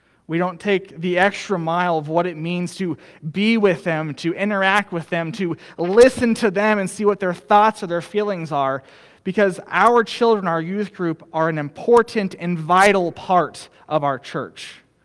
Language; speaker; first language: English; native; English